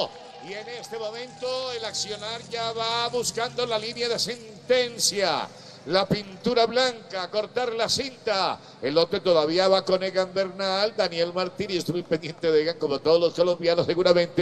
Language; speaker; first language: Spanish; native; Spanish